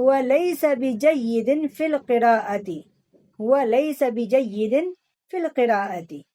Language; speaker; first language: Arabic; non-native, fluent; Urdu